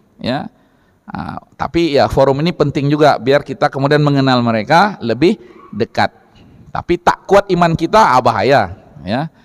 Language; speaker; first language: Indonesian; non-native, local second language; Minangkabau